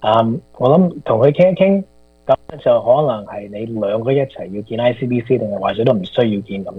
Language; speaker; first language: Chinese; early bilingual, heritage; Cantonese